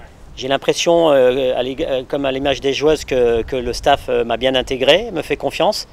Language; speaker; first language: French; native; French